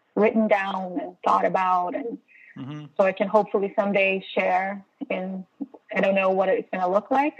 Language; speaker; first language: English; non-native, fluent; Portuguese